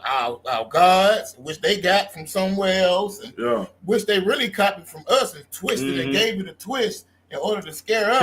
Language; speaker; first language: English; native; English